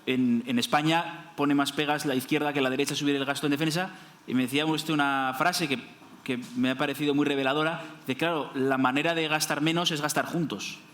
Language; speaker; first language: Spanish; native; Spanish